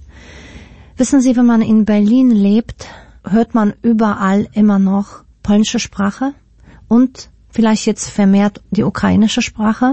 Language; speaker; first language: German; early bilingual, other home language; Polish